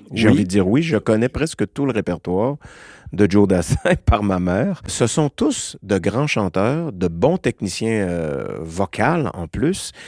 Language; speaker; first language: French; native; French